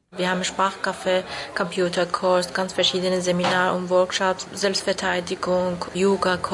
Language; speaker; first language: German; non-native, fluent; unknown